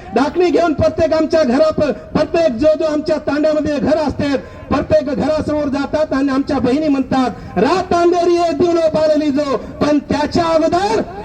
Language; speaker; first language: Marathi; non-native, local second language; Lambadi